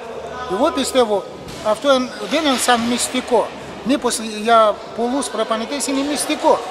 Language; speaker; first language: Greek; non-native, learner; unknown